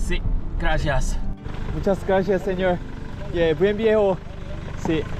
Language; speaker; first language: Spanish; non-native, learner; Korean